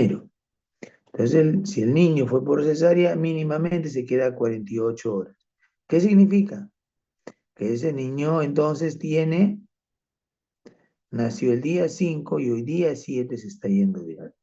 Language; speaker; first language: Spanish; native; Spanish